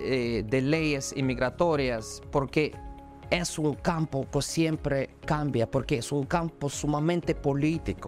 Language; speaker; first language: Spanish; non-native, fluent; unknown